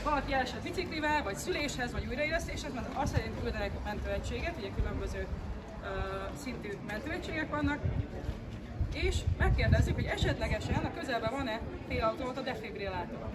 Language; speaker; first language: Hungarian; native; Hungarian